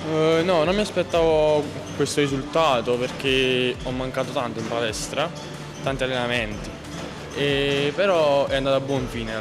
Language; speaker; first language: Italian; native; Italian